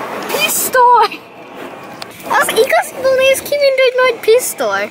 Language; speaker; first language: Hungarian; early bilingual, heritage; English